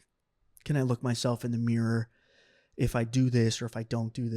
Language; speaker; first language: English; native; English